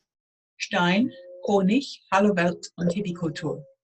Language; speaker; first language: German; non-native, fluent; English